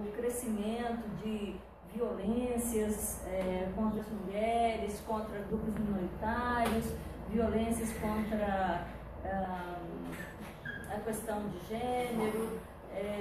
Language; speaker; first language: Portuguese; native; Portuguese